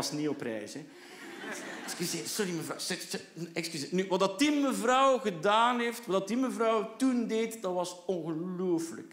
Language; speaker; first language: Dutch; native; Dutch